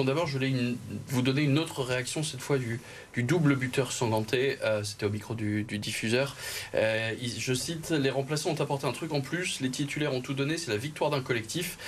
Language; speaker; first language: French; native; French